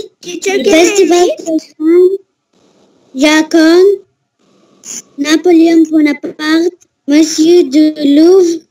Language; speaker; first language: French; non-native, learner; Arabic